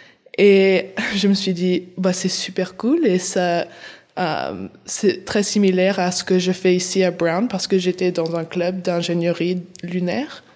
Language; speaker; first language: French; early bilingual, heritage; English